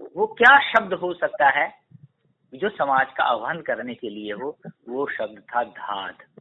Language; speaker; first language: Hindi; native; Hindi